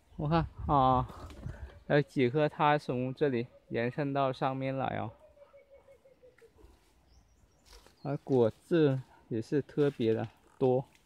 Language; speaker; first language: Chinese; early bilingual, heritage; Chinese